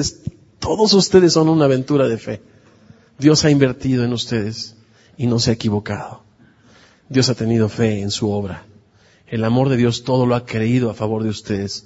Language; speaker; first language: Spanish; native; Spanish